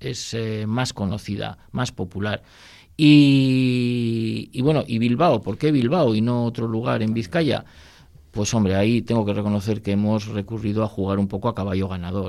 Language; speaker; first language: Spanish; native; Spanish